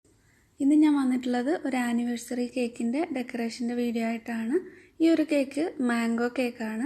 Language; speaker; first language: Malayalam; native; Malayalam